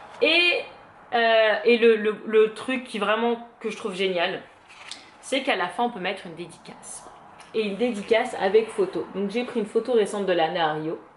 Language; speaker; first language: French; native; French